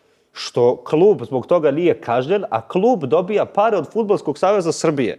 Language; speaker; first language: Bosnian; native; Bosnian